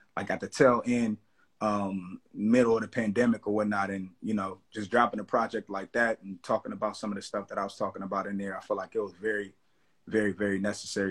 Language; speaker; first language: English; native; English